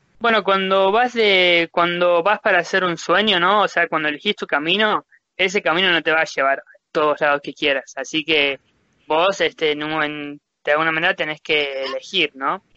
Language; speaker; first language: Spanish; early bilingual, heritage; Spanish